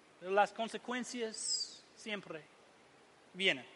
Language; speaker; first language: Spanish; non-native, learner; English